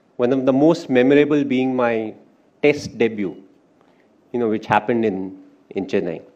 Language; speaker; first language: English; non-native, local second language; Hindi